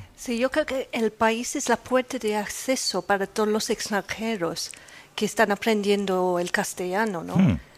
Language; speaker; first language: Spanish; non-native, fluent; English